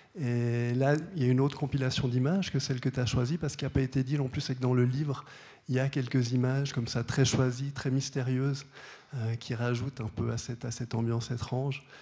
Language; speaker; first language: French; native; French